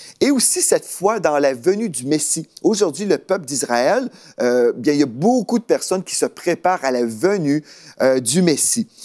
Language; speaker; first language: French; native; French